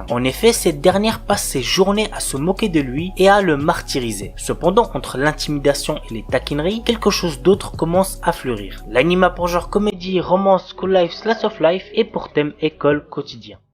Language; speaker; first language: French; native; French